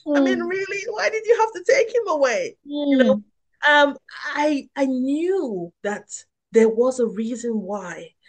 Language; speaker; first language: English; non-native, local second language; Yoruba